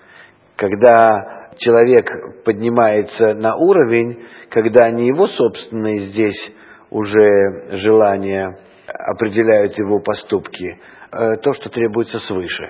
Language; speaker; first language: Russian; native; Russian